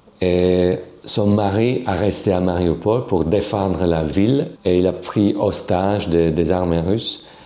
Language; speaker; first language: French; non-native, fluent; Slovak